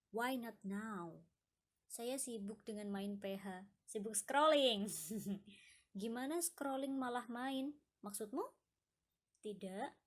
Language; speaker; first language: Indonesian; native; Indonesian